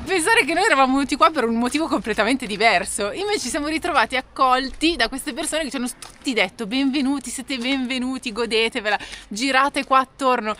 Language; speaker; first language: Italian; native; Italian